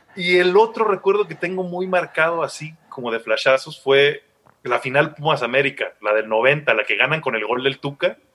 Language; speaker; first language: Spanish; native; Spanish